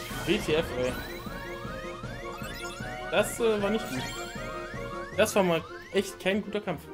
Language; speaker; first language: German; native; German